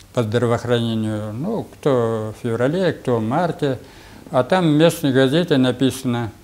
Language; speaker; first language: Russian; non-native, local second language; Bashkir